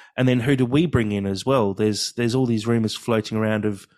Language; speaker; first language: English; native; English